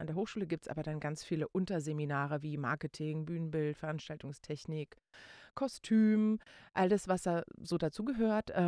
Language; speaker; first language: German; native; German